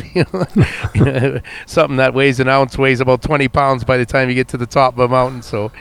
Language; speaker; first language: English; native; English